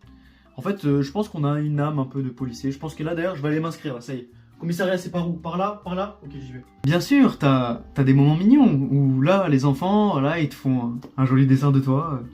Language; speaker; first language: French; native; French